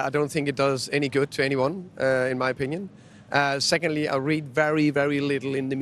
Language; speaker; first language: English; non-native, fluent; Danish